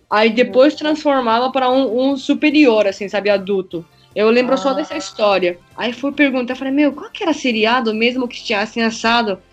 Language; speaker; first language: Portuguese; early bilingual, other home language; Japanese